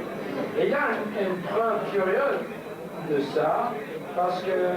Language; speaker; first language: French; non-native, learner; English